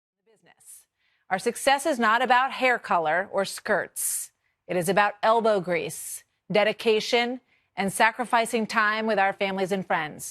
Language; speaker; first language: English; native; English